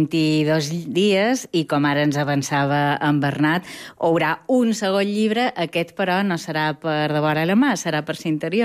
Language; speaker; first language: Catalan; native; Catalan